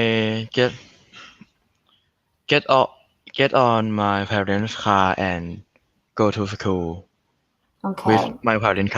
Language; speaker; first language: English; non-native, learner; Thai